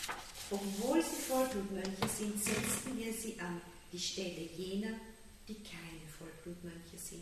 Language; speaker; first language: German; native; German